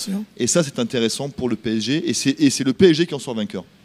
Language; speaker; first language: French; native; French